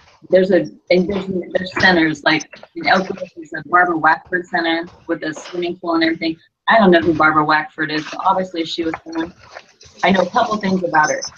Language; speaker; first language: English; native; English